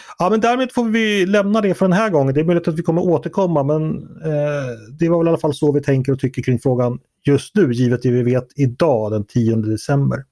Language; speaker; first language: Swedish; native; Swedish